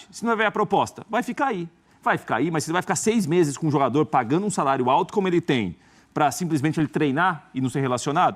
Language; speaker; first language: Portuguese; native; Portuguese